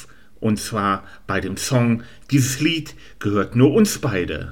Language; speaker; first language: German; native; German